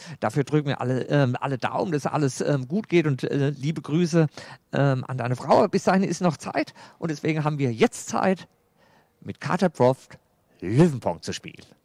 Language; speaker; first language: German; native; German